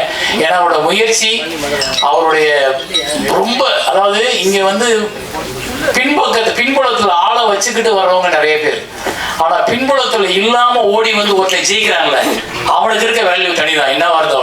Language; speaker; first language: Tamil; native; Tamil